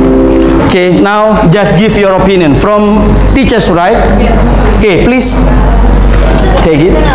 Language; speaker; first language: English; non-native, fluent; Indonesian